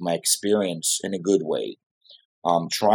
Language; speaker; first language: English; non-native, fluent; Hebrew